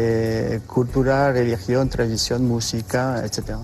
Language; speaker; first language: Spanish; non-native, fluent; French